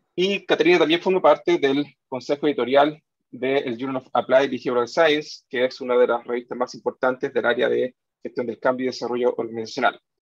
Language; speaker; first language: Spanish; native; Spanish